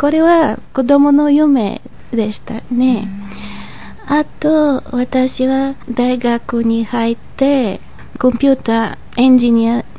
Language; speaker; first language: Japanese; non-native, fluent; Bulgarian